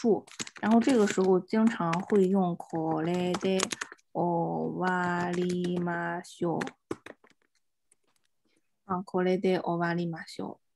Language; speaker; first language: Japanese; non-native, fluent; Chinese